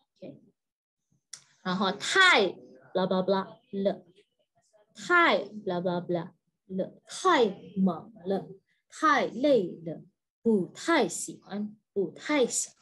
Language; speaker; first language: Chinese; non-native, fluent; Indonesian